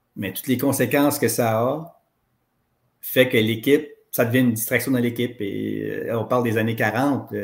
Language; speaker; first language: French; native; French